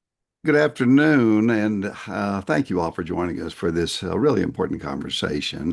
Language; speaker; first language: English; native; English